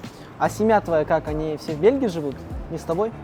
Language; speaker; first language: Russian; native; Russian